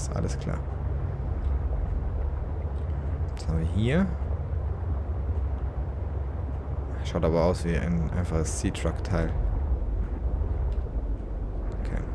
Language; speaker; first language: German; native; German